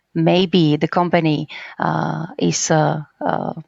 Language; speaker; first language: English; non-native, fluent; Slovak